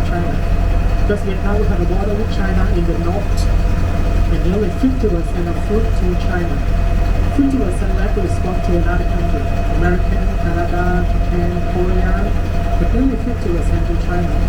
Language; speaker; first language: English; non-native, learner; Vietnamese